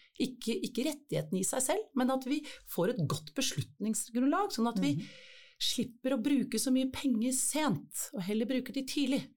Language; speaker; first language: Norwegian; native; Norwegian